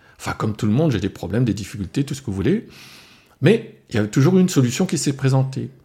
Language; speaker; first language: French; non-native, local second language; Swiss German